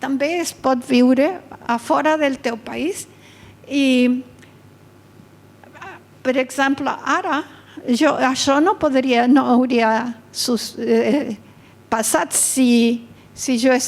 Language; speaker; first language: Catalan; early bilingual, heritage; Catalan